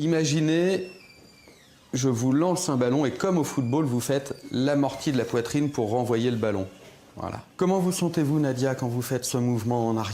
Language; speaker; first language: French; native; French